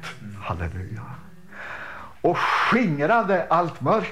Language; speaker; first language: Swedish; native; Swedish